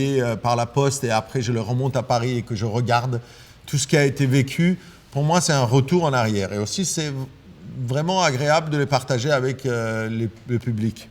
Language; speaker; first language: French; non-native, fluent; Persian